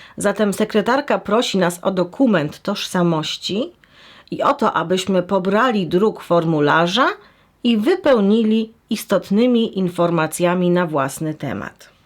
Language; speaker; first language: Polish; native; Polish